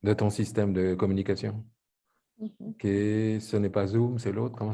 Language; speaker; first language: French; non-native, fluent; Spanish